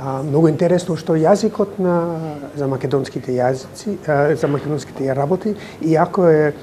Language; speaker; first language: Macedonian; non-native, fluent; English